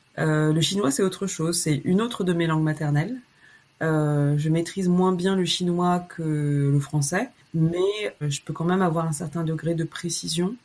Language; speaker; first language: French; early bilingual, other home language; Chinese